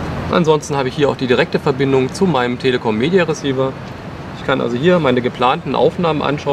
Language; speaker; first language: German; native; German